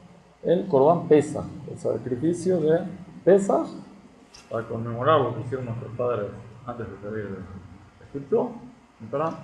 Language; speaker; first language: Spanish; native; Spanish